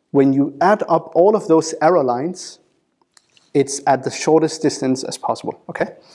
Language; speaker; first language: English; non-native, fluent; Danish